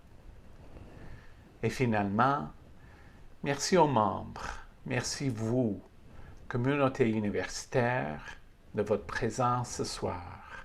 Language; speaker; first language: French; native; French